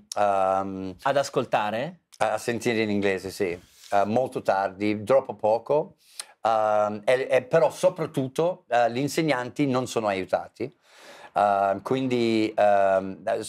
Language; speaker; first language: Italian; non-native, fluent; English